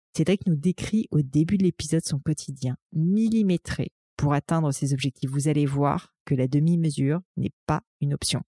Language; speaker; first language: French; native; French